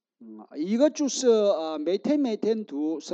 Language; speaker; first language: Chinese; non-native, learner; Korean